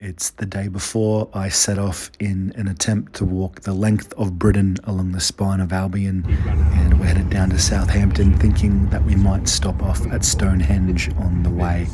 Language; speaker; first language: English; native; English